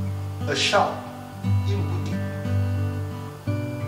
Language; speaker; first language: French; non-native, fluent; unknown